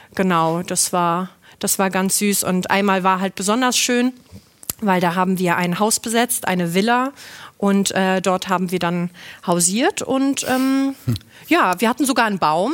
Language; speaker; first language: German; non-native, local second language; Luxembourgish